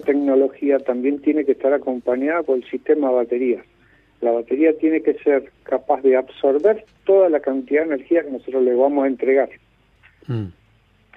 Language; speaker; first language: Spanish; native; Spanish